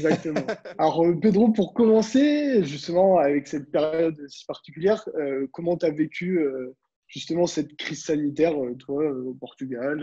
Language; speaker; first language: French; native; French